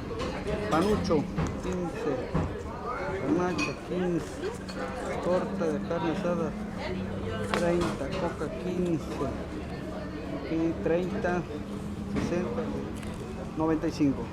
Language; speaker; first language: Spanish; native; Spanish